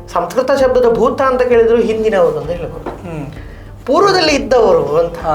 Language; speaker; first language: Kannada; non-native, local second language; Tulu